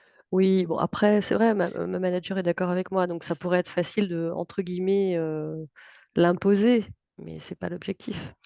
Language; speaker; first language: French; native; French